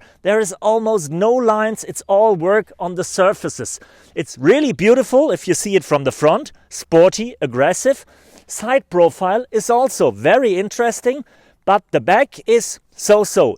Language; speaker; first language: English; non-native, fluent; German